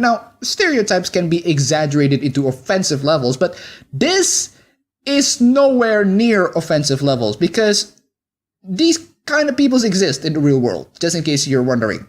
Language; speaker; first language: English; non-native, fluent; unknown